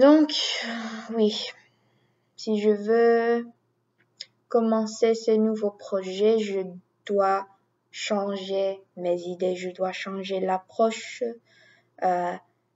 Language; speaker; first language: French; non-native, learner; English